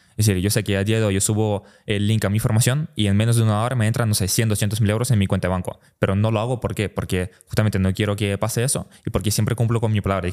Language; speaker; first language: Spanish; early bilingual, other home language; Russian